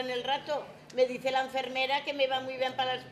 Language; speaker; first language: Spanish; non-native, local second language; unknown